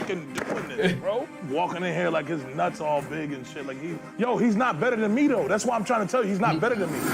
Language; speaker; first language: English; native; English